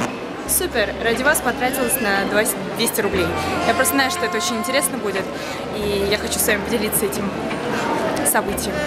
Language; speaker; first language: Russian; native; Russian